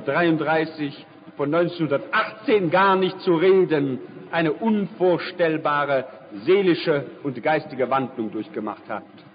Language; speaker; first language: German; native; German